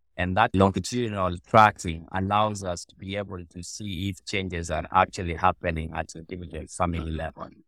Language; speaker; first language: English; non-native, local second language; Luo (Kenya and Tanzania)